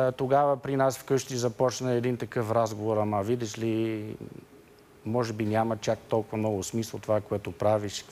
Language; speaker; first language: Bulgarian; non-native, fluent; Dutch